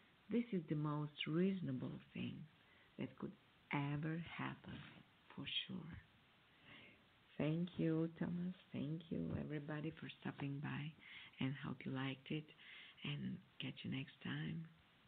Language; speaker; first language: English; non-native, fluent; Italian